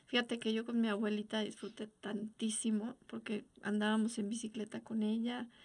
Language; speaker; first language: Spanish; native; Spanish